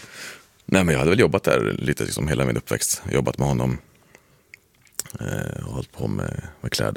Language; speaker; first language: Swedish; native; Swedish